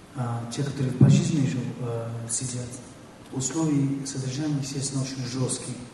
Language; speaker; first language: Russian; non-native, fluent; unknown